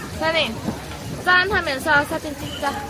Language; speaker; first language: Korean; non-native, learner; Vietnamese